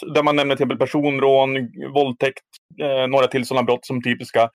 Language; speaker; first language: Swedish; native; Swedish